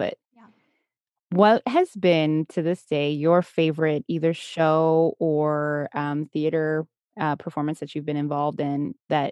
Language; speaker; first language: English; native; English